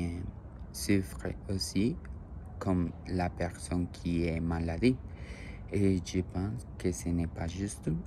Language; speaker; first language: French; non-native, learner; Spanish